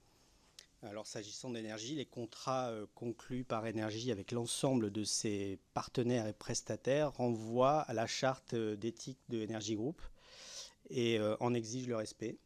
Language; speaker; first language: French; native; French